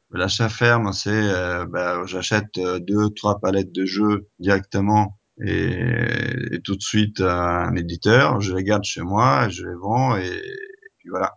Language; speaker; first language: French; non-native, fluent; Italian